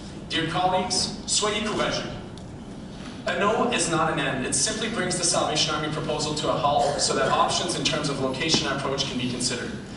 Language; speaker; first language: English; non-native, local second language; French